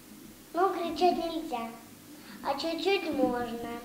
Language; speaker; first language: Russian; early bilingual, heritage; Russian